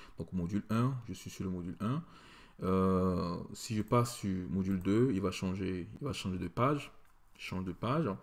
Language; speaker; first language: French; native; French